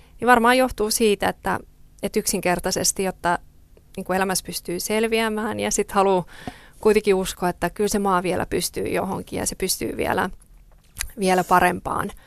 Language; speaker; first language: Finnish; early bilingual, other home language; Persian